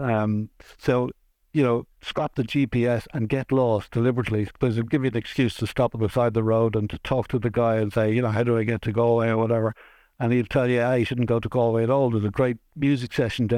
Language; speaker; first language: English; native; English